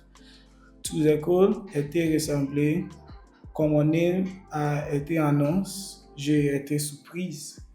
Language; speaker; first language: French; non-native, learner; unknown